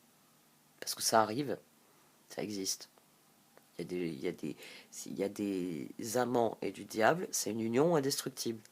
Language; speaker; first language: French; native; French